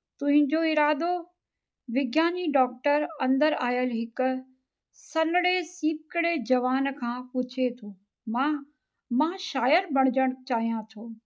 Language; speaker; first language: Sindhi; native; Sindhi